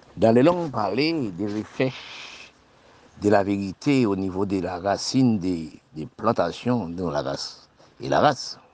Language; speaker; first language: French; non-native, local second language; Haitian Creole